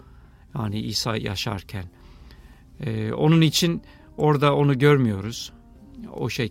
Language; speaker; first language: Turkish; non-native, fluent; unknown